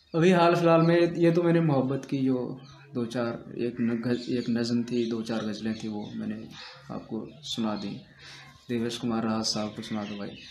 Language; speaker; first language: Hindi; native; Hindi